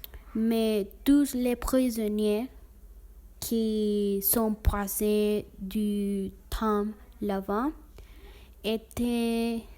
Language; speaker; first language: French; non-native, learner; Spanish